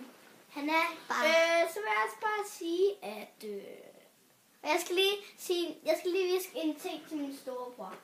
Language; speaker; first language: Danish; early bilingual, other home language; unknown